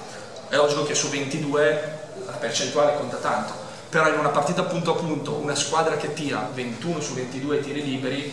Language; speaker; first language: Italian; native; Italian